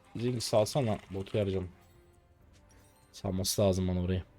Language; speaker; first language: Turkish; native; Turkish